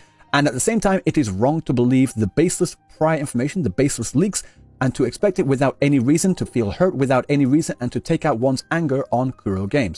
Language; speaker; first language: English; native; English